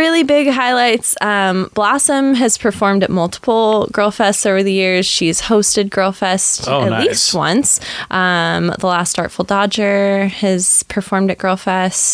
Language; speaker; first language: English; native; English